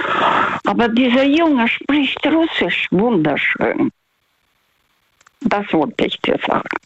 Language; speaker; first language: German; non-native, fluent; Russian